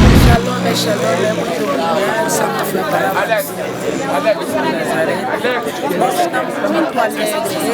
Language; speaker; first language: Portuguese; non-native, local second language; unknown